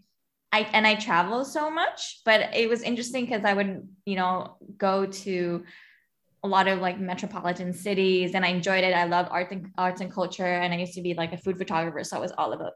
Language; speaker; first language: English; non-native, local second language; Filipino